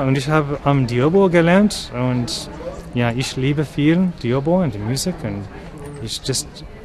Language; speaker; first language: German; non-native, learner; English